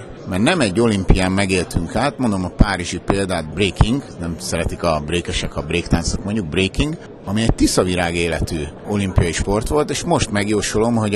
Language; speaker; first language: Hungarian; native; Hungarian